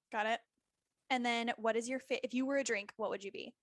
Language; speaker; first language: English; native; English